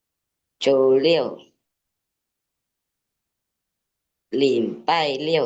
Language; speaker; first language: Chinese; non-native, learner; Lao